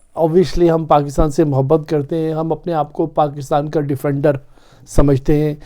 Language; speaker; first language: Urdu; non-native, local second language; Punjabi